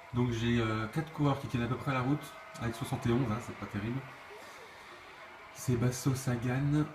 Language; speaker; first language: French; native; French